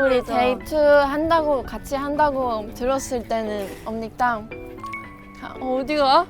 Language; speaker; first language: Korean; non-native, fluent; Chinese